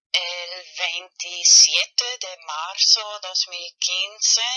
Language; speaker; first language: Spanish; non-native, fluent; German